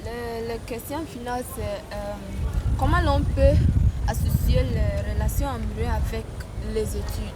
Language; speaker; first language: French; non-native, fluent; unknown